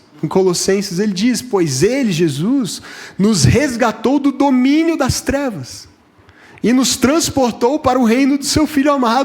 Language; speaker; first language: Portuguese; native; Portuguese